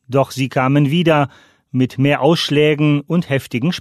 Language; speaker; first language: German; native; German